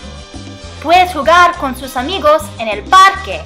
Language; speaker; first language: Spanish; non-native, learner; English